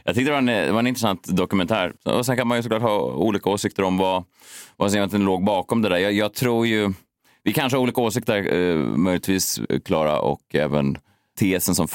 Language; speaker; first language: Swedish; native; Swedish